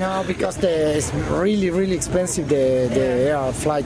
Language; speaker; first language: English; non-native, learner; Spanish